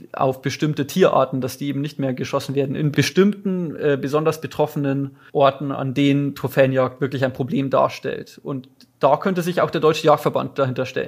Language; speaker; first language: German; native; German